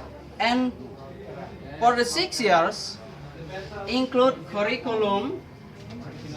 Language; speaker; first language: English; non-native, learner; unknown